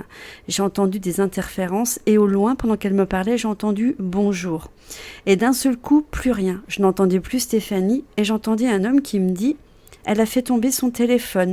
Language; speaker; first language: French; native; French